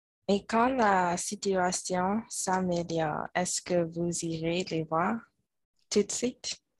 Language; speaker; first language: French; non-native, learner; English